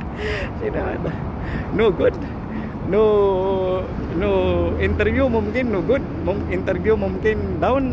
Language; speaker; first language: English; non-native, learner; Filipino